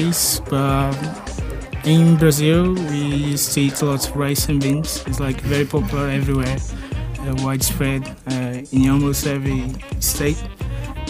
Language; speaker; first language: English; non-native, fluent; Portuguese